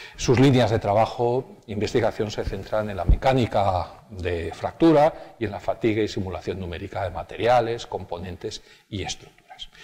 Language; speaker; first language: Spanish; native; Spanish